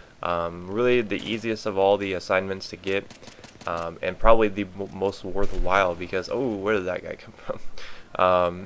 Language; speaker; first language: English; native; English